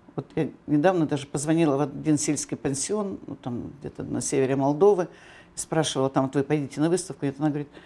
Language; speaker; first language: Russian; native; Russian